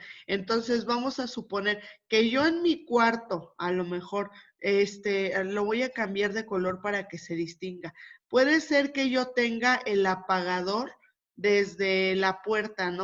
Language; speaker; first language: Spanish; native; Spanish